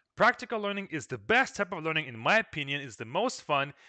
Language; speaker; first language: English; non-native, fluent; Russian